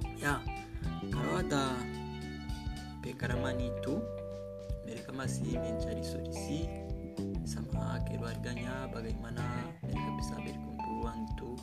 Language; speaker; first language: Indonesian; non-native, learner; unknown